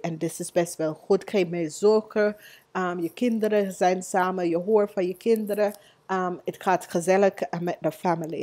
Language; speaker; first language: Dutch; non-native, learner; English